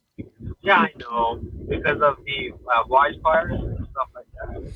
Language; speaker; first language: English; non-native, fluent; Persian